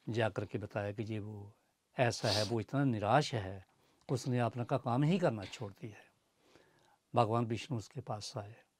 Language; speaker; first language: Hindi; native; Hindi